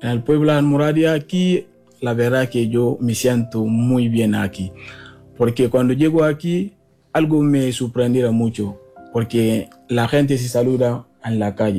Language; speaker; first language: Spanish; non-native, fluent; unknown